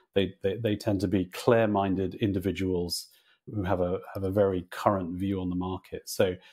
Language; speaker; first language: English; native; English